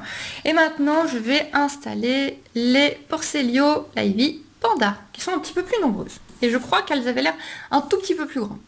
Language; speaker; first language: French; native; French